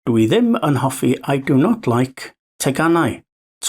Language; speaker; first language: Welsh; non-native, learner; English